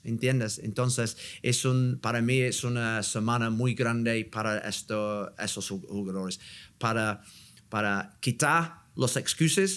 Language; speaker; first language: Spanish; non-native, learner; English